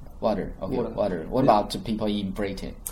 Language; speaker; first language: English; non-native, fluent; Chinese